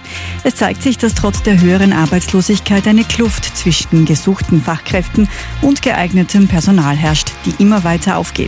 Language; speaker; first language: German; native; German